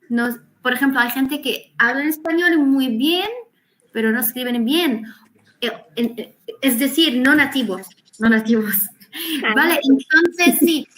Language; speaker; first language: Spanish; non-native, fluent; Arabic